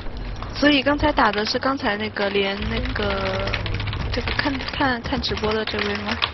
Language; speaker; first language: Chinese; native; Chinese